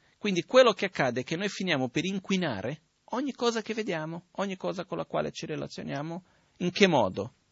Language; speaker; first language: Italian; non-native, fluent; Portuguese